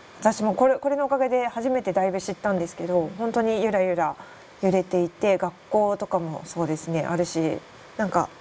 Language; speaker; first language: Japanese; native; Japanese